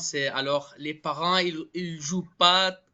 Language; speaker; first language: French; non-native, fluent; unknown